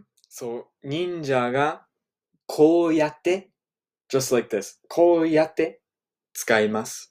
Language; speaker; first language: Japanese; non-native, fluent; English